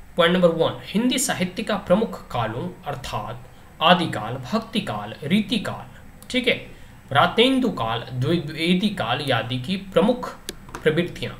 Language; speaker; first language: Hindi; native; Hindi